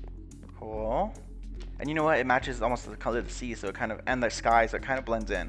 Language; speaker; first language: English; native; English